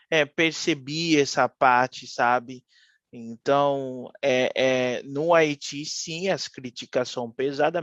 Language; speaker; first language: Portuguese; non-native, fluent; Haitian Creole